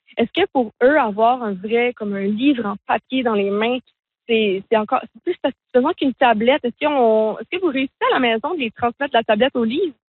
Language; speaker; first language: French; native; French